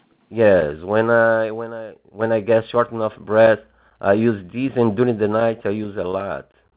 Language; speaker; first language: English; non-native, fluent; Portuguese